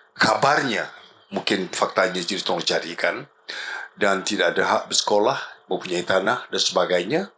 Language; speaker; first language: Malay; native; Malay